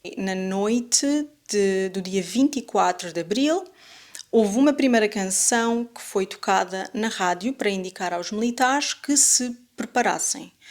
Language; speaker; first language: Portuguese; native; Portuguese